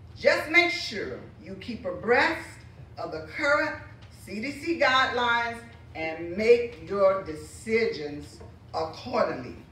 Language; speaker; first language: English; native; English